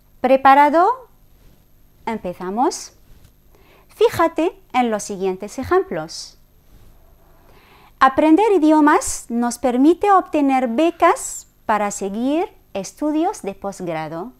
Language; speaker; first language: Spanish; non-native, fluent; Arabic